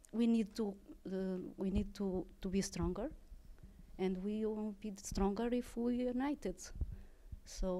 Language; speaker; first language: English; non-native, learner; Portuguese